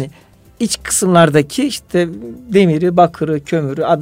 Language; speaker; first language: Turkish; native; Turkish